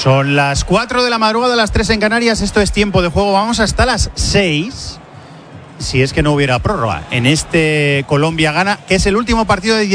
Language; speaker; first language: Spanish; native; Spanish